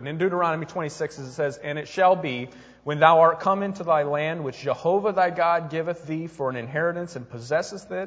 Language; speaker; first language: English; native; English